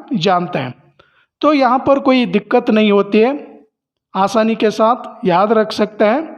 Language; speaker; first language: Hindi; non-native, local second language; Kannada